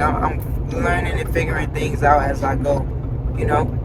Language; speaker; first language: English; native; English